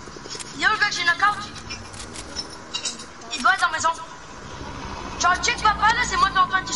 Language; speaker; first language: French; native; French